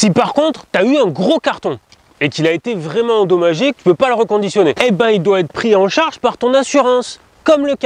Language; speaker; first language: French; native; French